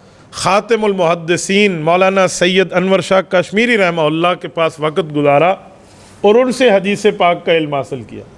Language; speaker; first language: Urdu; native; Urdu